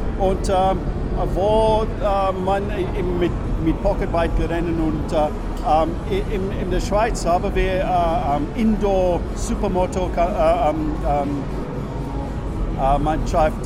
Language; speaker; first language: German; non-native, learner; English